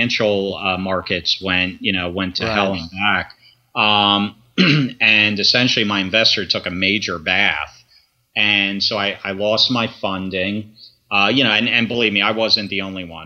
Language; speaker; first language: English; native; English